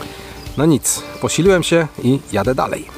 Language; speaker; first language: Polish; native; Polish